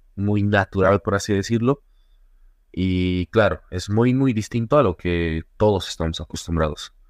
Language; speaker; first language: Spanish; native; Spanish